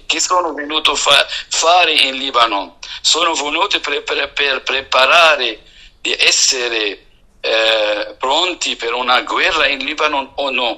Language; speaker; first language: Italian; non-native, fluent; Arabic